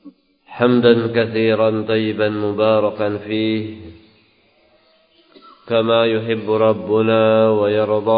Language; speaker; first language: Arabic; non-native, fluent; Indonesian